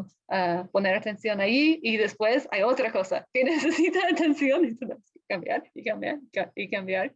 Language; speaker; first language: Spanish; non-native, fluent; English